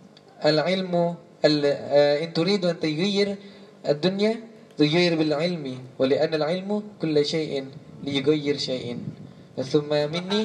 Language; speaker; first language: Arabic; non-native, learner; Indonesian